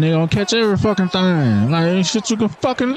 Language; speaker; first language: English; native; English